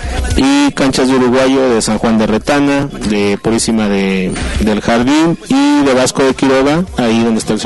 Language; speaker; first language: Spanish; native; Spanish